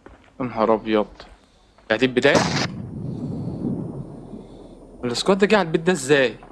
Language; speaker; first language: Arabic; native; Arabic